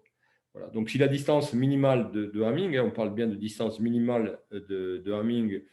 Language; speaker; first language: French; native; French